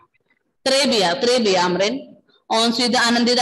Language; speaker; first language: French; non-native, fluent; Malayalam